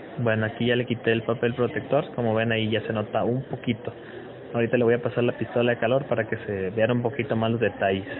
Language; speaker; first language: Spanish; native; Spanish